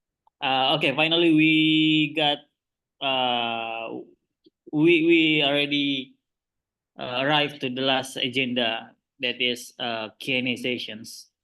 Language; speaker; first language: English; non-native, learner; Indonesian